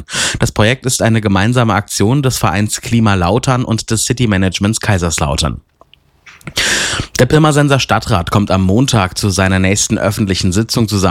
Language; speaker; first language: German; native; German